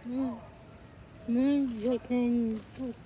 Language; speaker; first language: French; non-native, learner; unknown